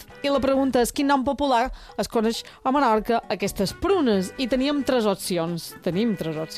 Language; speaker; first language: Catalan; native; Catalan